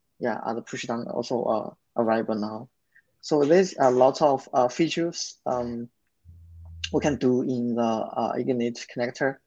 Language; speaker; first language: English; non-native, learner; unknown